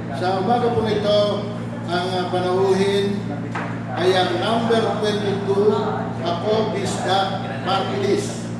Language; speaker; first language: Filipino; native; Filipino